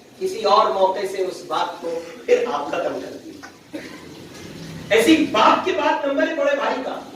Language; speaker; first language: Urdu; native; Urdu